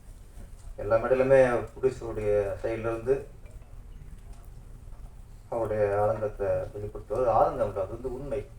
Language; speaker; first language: Tamil; native; Tamil